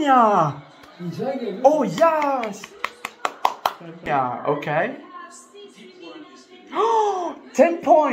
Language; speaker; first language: English; non-native, fluent; French